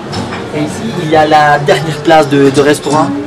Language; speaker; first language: French; non-native, fluent; Spanish